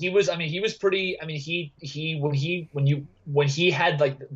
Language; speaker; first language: English; native; English